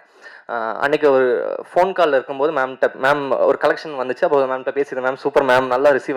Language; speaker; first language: Tamil; native; Tamil